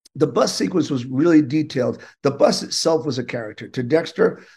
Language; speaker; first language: English; native; English